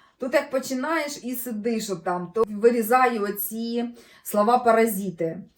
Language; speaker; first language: Ukrainian; non-native, local second language; Russian